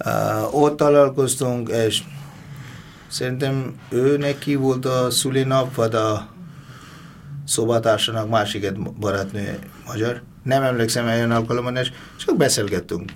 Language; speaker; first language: Hungarian; non-native, fluent; Bangla